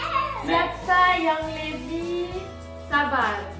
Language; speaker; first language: Indonesian; non-native, learner; French